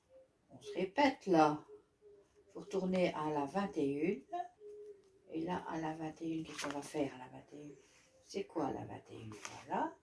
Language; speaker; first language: French; native; French